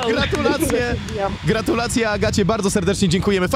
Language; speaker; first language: Polish; native; Polish